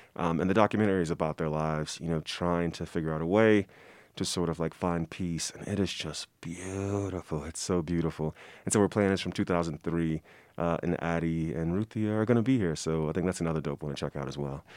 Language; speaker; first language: English; native; English